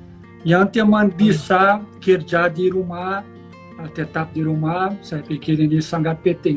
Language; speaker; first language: Indonesian; non-native, fluent; Portuguese